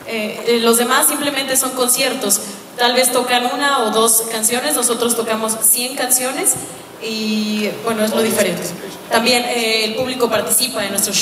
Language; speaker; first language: Spanish; native; Spanish